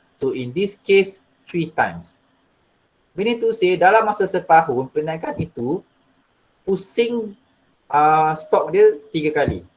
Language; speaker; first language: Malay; native; Malay